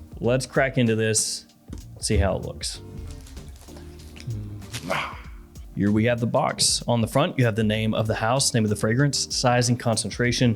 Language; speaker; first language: English; native; English